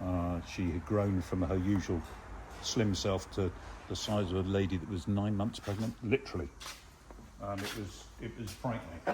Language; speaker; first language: English; native; English